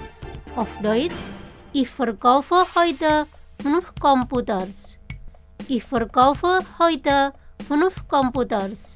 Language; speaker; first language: German; non-native, learner; Indonesian